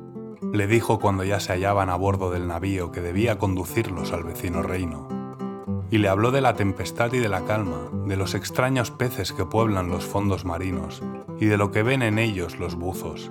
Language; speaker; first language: Spanish; native; Spanish